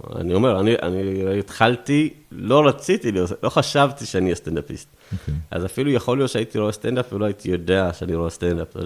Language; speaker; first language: Hebrew; early bilingual, other home language; Amharic